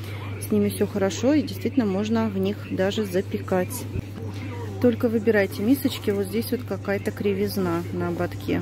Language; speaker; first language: Russian; native; Russian